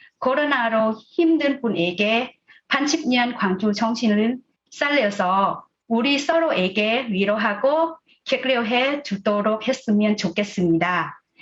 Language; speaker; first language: Korean; non-native, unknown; Thai